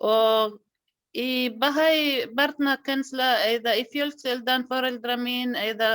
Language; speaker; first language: Icelandic; non-native, learner; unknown